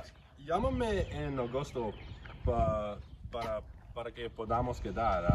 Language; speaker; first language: Spanish; non-native, learner; English